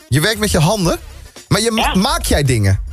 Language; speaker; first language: Dutch; native; Dutch